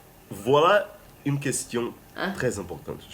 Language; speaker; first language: French; non-native, fluent; Portuguese